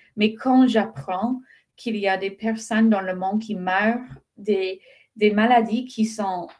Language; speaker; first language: French; non-native, fluent; English